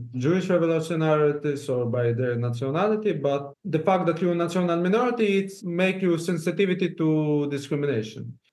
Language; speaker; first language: English; non-native, fluent; Hebrew